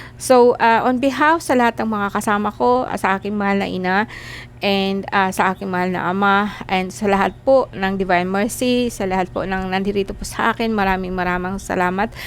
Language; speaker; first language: Filipino; non-native, local second language; Cebuano